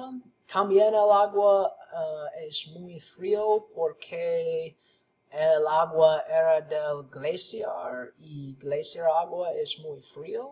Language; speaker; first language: Spanish; non-native, learner; English